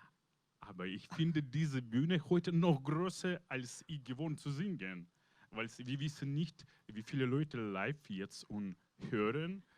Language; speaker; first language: German; non-native, learner; Russian